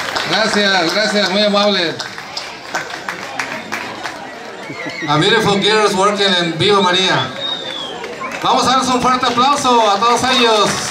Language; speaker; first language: Spanish; native; Spanish